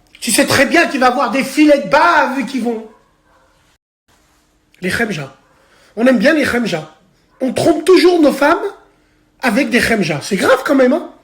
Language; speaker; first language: French; native; French